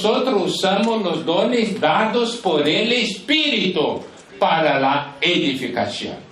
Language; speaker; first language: Spanish; non-native, fluent; Portuguese